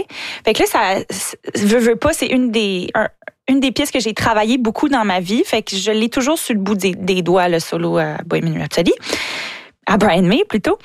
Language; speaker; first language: French; native; French